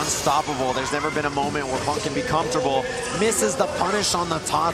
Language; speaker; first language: English; native; English